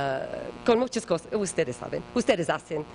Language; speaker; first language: Spanish; non-native, learner; English